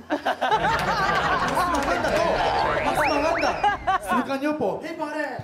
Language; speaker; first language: Filipino; non-native, learner; Japanese